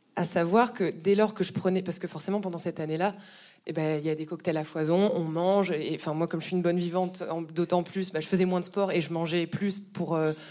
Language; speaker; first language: French; native; French